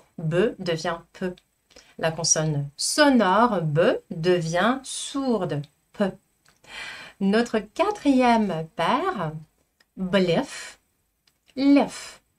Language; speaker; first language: French; non-native, fluent; Russian